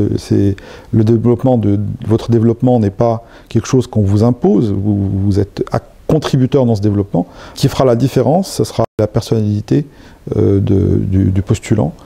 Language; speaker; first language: French; non-native, local second language; Arabic